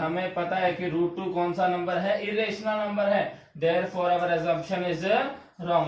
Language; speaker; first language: Hindi; native; Hindi